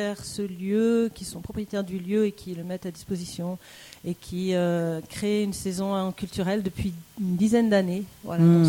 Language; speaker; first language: French; native; French